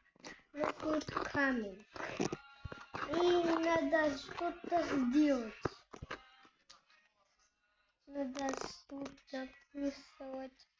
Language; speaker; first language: Russian; non-native, local second language; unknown